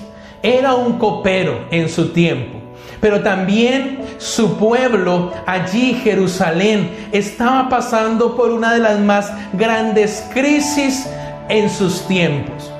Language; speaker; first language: Spanish; native; Spanish